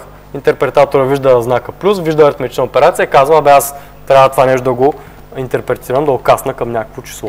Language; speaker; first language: Bulgarian; native; Bulgarian